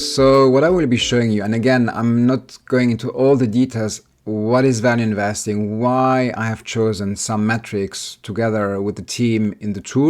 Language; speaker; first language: English; non-native, fluent; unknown